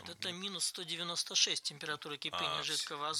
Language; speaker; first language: Russian; native; Russian